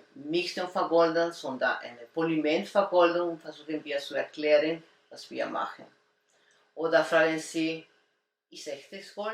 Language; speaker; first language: German; non-native, learner; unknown